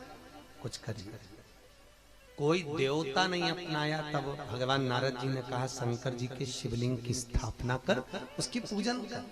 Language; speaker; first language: Hindi; native; Hindi